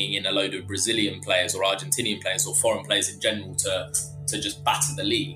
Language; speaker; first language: English; native; English